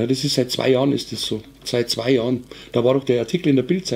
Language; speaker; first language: German; native; German